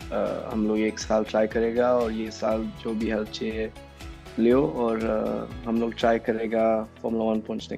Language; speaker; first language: Hindi; non-native, local second language; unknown